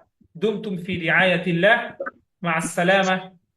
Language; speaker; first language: Arabic; non-native, fluent; Bangla